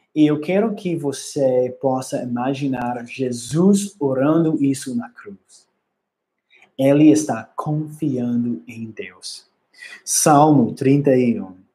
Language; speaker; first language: Portuguese; non-native, learner; English